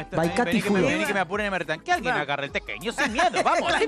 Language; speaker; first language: Spanish; native; Spanish